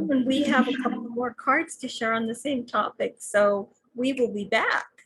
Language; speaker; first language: English; native; English